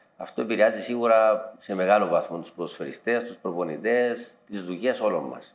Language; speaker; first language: Greek; native; Greek